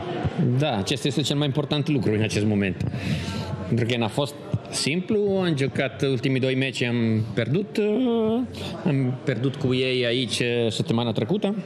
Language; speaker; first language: Romanian; non-native, learner; Italian